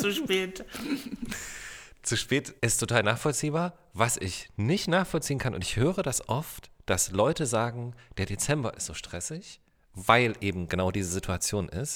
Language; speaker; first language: German; native; German